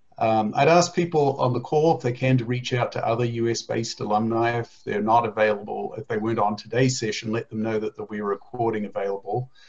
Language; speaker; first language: English; native; English